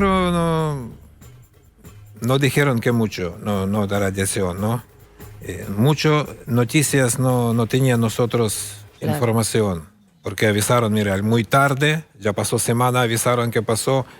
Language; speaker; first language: Spanish; non-native, learner; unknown